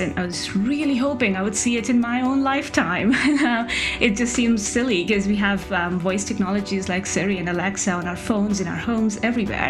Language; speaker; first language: English; non-native, local second language; Hindi